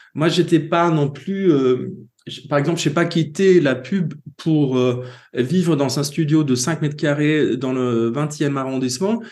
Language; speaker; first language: French; non-native, fluent; Swedish